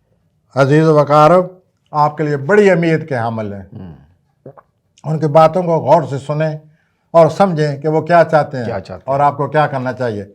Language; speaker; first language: Urdu; native; Urdu